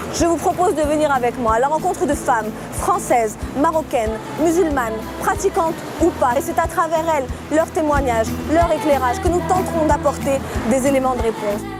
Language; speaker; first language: French; non-native, local second language; Arabic